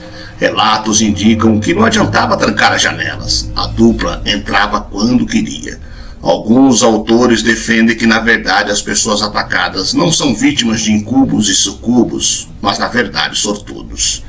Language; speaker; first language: Portuguese; native; Portuguese